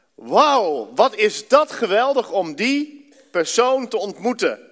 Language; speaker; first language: Dutch; native; Dutch